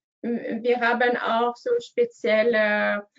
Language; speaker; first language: German; non-native, learner; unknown